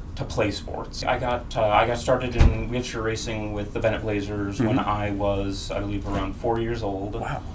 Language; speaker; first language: English; native; English